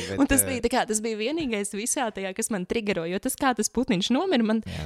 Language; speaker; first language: Latvian; native; Latvian